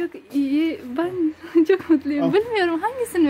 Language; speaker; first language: Turkish; non-native, learner; Uzbek